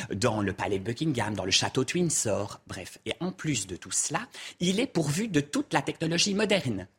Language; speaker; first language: French; native; French